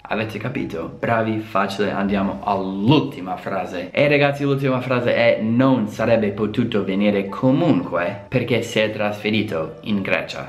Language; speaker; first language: Italian; non-native, fluent; English